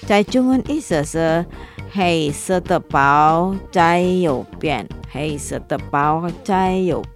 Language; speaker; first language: Chinese; non-native, fluent; Indonesian